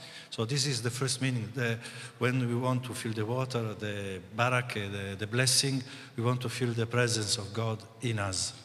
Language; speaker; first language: English; non-native, fluent; Italian